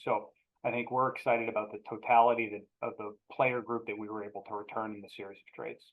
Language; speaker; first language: English; native; English